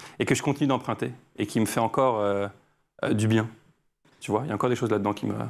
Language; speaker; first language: French; native; French